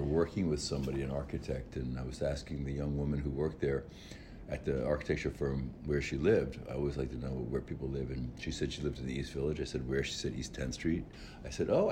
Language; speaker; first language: English; native; English